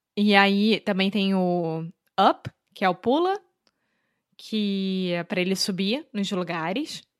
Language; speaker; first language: Portuguese; native; Portuguese